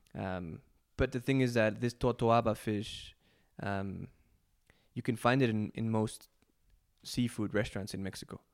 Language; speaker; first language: English; non-native, fluent; Spanish